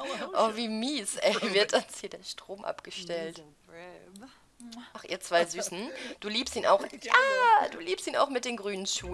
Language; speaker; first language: German; native; German